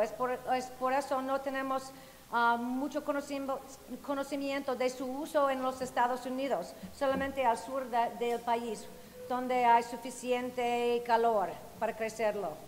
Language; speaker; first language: Spanish; non-native, fluent; English